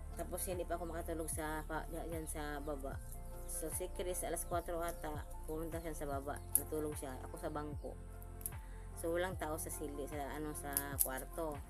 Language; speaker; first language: Filipino; non-native, local second language; Cebuano